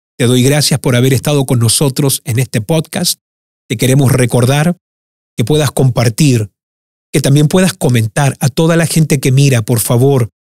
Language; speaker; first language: Spanish; early bilingual, heritage; Spanish